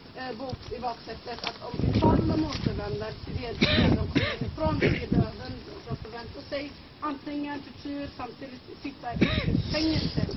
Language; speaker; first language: Swedish; non-native, fluent; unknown